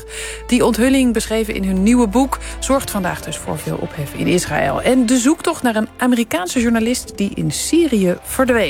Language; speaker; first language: Dutch; native; Dutch